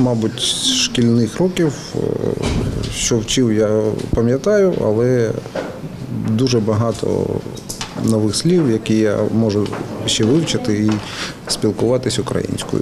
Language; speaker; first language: Ukrainian; non-native, local second language; Russian